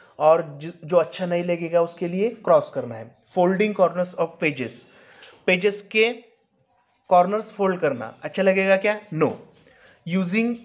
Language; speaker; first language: Hindi; non-native, local second language; Marathi